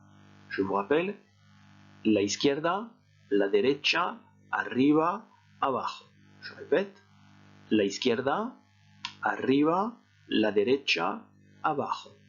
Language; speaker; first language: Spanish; non-native, fluent; French